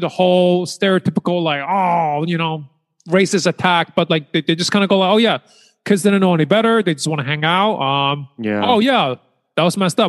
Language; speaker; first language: English; early bilingual, other home language; Chinese